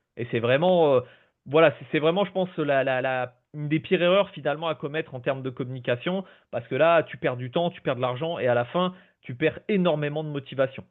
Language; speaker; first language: French; native; French